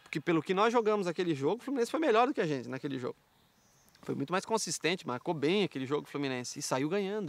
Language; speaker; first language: Portuguese; native; Portuguese